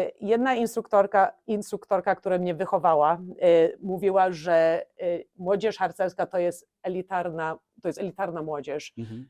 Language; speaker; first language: Polish; early bilingual, heritage; Polish